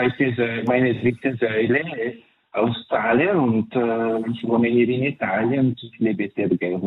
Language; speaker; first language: German; early bilingual, heritage; Italian